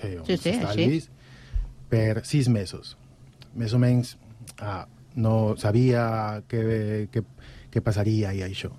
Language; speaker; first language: Catalan; non-native, learner; Spanish